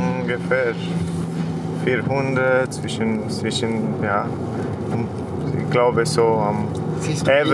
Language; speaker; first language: German; non-native, learner; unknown